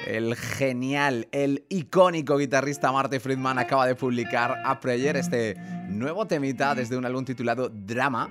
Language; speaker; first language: Spanish; native; Spanish